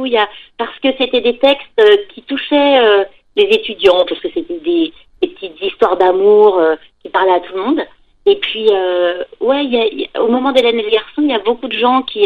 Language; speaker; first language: French; native; French